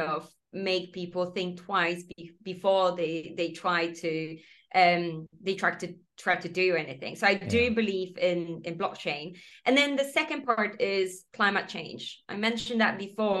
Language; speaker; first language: English; non-native, fluent; Polish